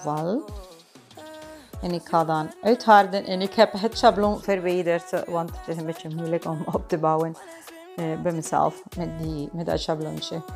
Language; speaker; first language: Dutch; non-native, fluent; Spanish